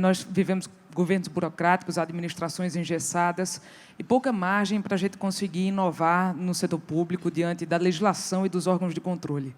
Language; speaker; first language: Portuguese; native; Portuguese